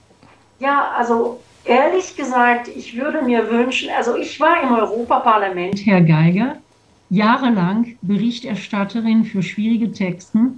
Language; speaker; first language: German; non-native, fluent; French